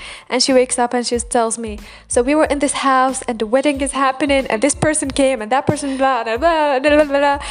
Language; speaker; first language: English; non-native, fluent; Arabic